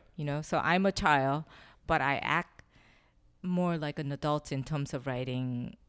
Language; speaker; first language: English; non-native, fluent; Korean